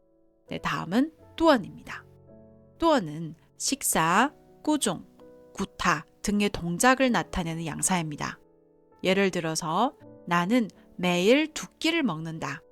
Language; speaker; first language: Korean; non-native, fluent; Chinese